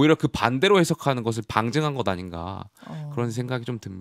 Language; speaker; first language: Korean; native; Korean